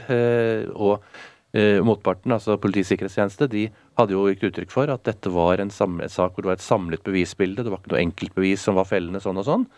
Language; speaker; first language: Norwegian; native; Norwegian